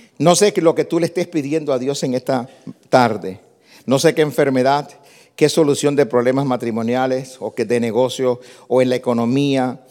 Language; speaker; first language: Spanish; early bilingual, heritage; Spanish